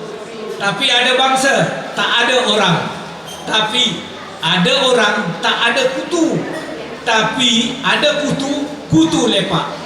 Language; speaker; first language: Malay; native; Malay